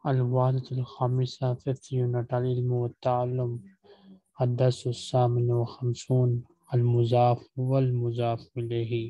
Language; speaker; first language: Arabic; non-native, fluent; Urdu